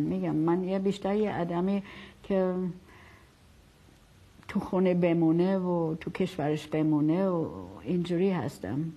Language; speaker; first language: Persian; non-native, fluent; German